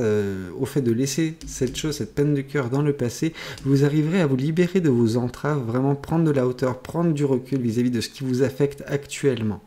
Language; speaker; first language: French; native; French